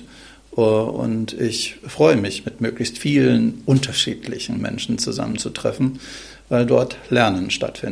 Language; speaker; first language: German; native; German